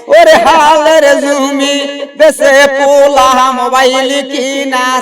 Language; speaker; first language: Bangla; native; Bangla